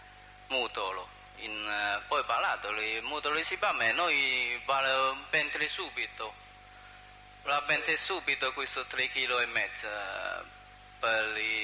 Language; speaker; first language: Italian; non-native, learner; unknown